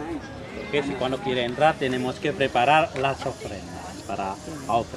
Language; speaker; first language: Spanish; non-native, learner; Balinese